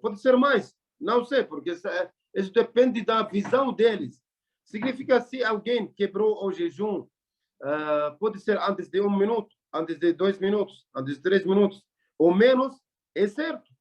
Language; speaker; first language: Portuguese; non-native, learner; Arabic